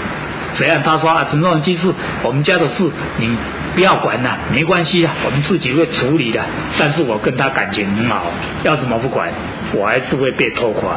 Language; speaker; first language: Chinese; native; Chinese